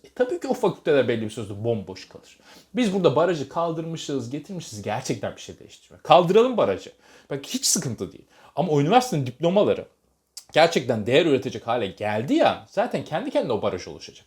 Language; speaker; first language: Turkish; native; Turkish